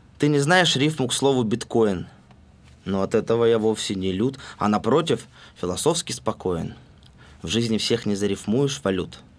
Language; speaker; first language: Russian; native; Russian